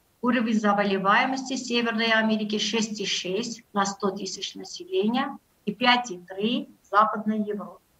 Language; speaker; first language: Russian; non-native, local second language; Armenian